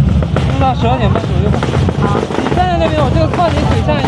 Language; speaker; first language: Chinese; native; Chinese